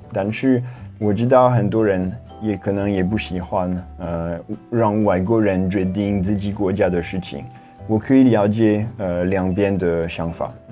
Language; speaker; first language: Chinese; non-native, fluent; French